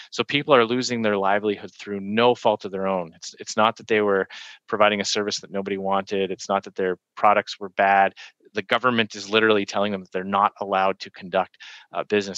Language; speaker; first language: English; native; English